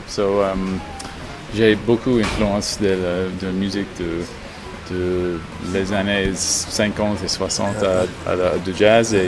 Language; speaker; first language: French; non-native, learner; English